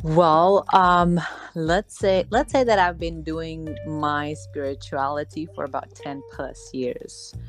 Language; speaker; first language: English; non-native, fluent; Slovenian